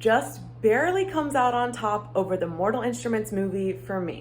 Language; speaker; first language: English; native; English